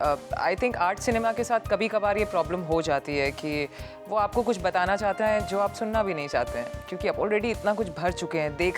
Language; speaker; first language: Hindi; native; Hindi